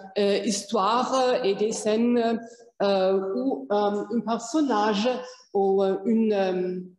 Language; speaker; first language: French; non-native, fluent; German